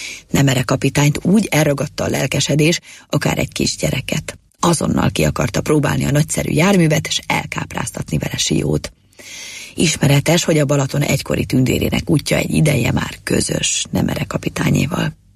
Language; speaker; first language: Hungarian; native; Hungarian